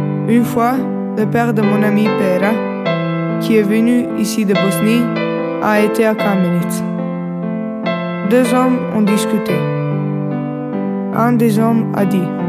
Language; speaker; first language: French; non-native, learner; Serbian